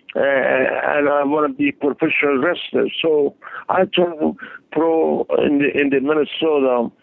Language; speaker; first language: English; non-native, learner; Persian